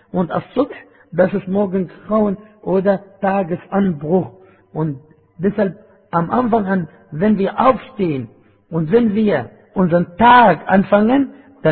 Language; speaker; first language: German; non-native, fluent; Arabic